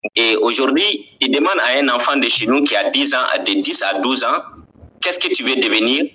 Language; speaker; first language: French; non-native, local second language; Bambara